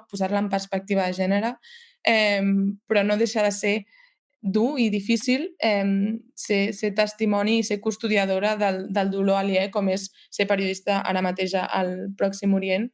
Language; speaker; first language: Catalan; native; Catalan